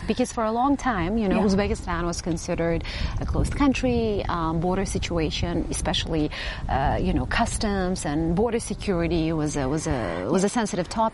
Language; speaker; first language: English; non-native, fluent; Uzbek